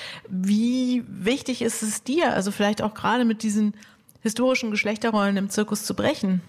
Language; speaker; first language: German; native; German